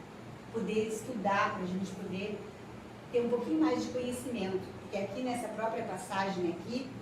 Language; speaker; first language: Portuguese; native; Portuguese